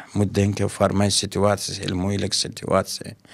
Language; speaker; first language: Dutch; non-native, learner; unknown